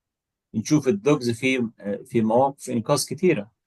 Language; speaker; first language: Arabic; native; Arabic